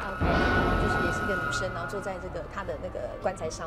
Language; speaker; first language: Chinese; native; Chinese